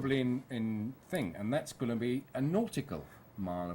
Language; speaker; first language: English; native; English